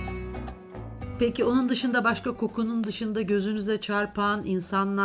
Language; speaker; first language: Turkish; native; Turkish